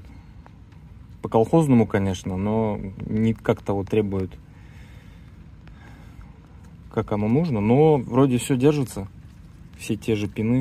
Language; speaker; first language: Russian; native; Russian